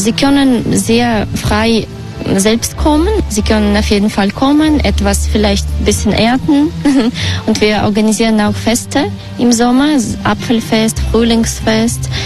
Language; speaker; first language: German; non-native, fluent; Russian